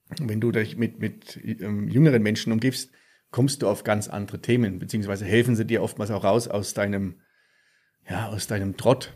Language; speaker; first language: German; native; German